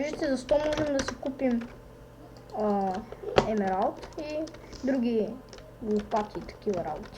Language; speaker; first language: Bulgarian; native; Bulgarian